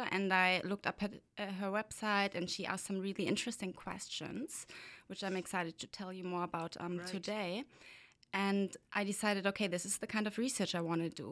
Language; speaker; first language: English; non-native, fluent; German